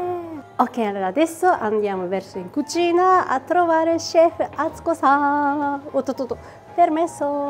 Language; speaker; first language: Italian; non-native, fluent; Japanese